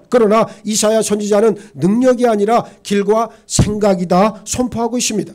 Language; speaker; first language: Korean; native; Korean